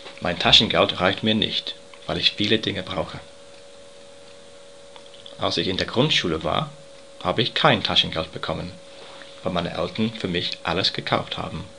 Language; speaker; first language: German; non-native, learner; English